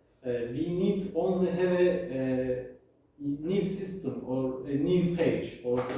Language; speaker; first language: English; non-native, learner; Turkish